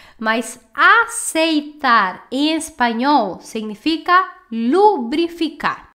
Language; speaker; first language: Portuguese; non-native, fluent; Spanish